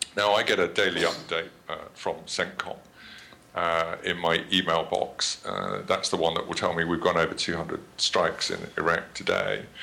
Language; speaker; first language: English; native; English